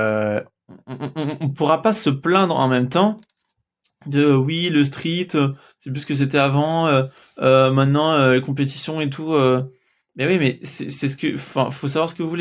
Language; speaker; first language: French; native; French